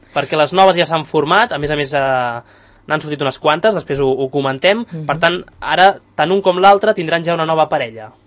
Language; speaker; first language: Catalan; native; Catalan